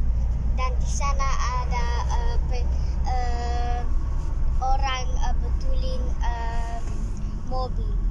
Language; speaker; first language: Indonesian; early bilingual, heritage; Indonesian